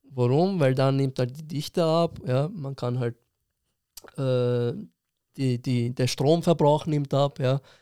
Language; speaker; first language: German; early bilingual, other home language; Persian